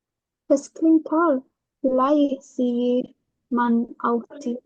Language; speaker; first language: German; non-native, learner; Indonesian